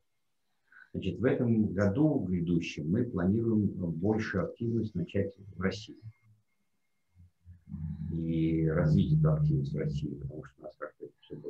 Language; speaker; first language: Russian; non-native, fluent; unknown